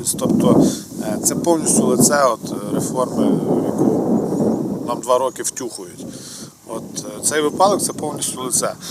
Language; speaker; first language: Ukrainian; native; Ukrainian